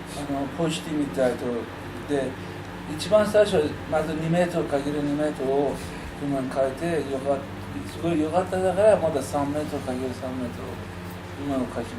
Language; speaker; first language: Japanese; non-native, learner; Persian